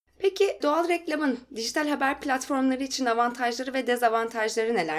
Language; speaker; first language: Turkish; native; Turkish